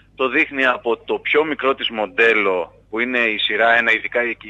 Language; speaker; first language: Greek; native; Greek